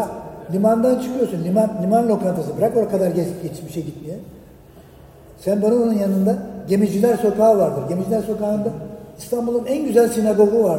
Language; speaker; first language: Turkish; native; Turkish